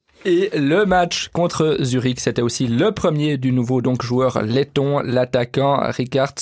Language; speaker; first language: French; native; French